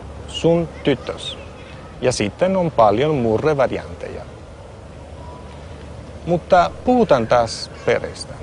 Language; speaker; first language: Finnish; non-native, fluent; Italian